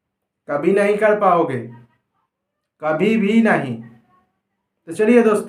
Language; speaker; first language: Hindi; non-native, local second language; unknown